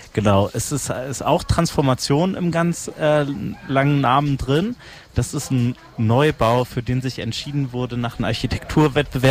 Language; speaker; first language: German; native; German